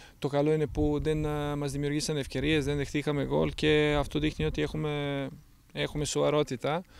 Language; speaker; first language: Greek; non-native, fluent; Serbian